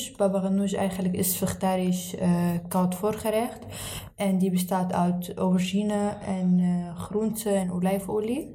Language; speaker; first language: Dutch; early bilingual, other home language; Arabic